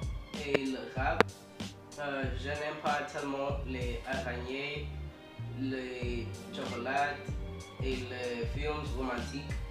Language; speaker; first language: French; non-native, learner; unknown